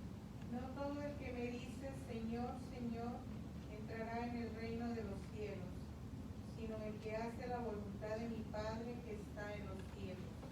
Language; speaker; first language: Spanish; native; Spanish